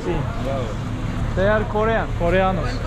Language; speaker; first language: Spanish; non-native, learner; Turkish